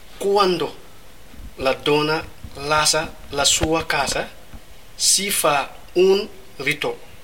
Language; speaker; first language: Italian; non-native, learner; Fula